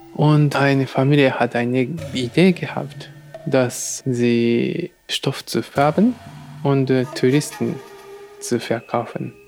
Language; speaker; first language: German; non-native, learner; Japanese